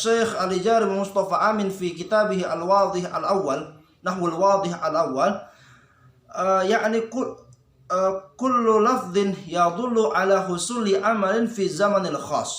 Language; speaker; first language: Arabic; non-native, learner; Indonesian